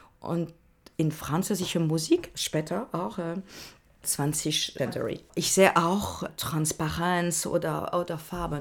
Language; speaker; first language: German; non-native, learner; French